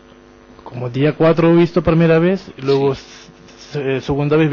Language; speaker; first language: Spanish; non-native, learner; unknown